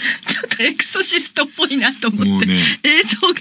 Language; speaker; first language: Japanese; native; Japanese